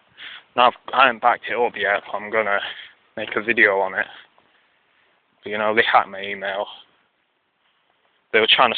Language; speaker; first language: English; native; English